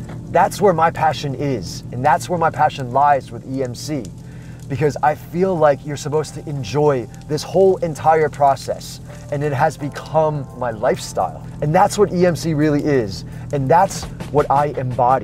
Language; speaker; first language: English; early bilingual, other home language; Chinese